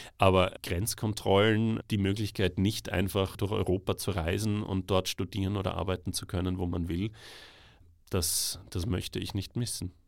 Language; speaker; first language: German; native; German